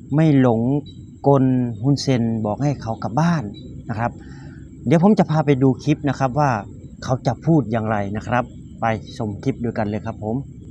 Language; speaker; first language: Thai; native; Thai